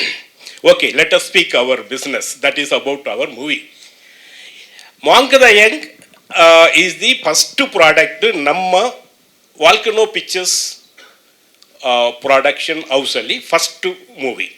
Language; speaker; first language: Kannada; non-native, learner; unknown